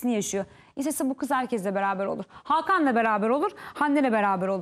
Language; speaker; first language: Turkish; native; Turkish